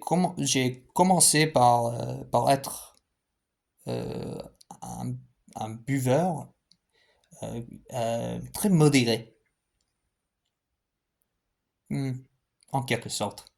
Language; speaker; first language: French; non-native, fluent; English